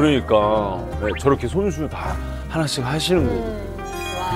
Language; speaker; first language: Korean; native; Korean